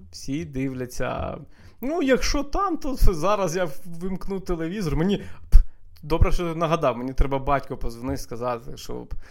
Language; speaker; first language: Ukrainian; native; Ukrainian